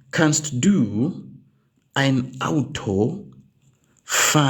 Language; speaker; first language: German; non-native, learner; English